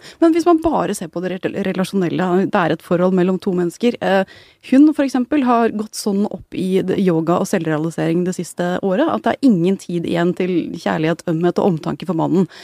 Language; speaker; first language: Norwegian; native; Norwegian